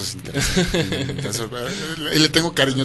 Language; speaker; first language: Spanish; native; Spanish